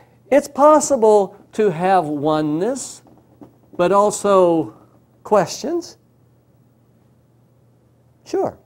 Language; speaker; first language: English; native; English